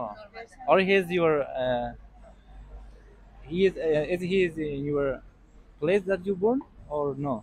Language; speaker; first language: English; non-native, learner; Urdu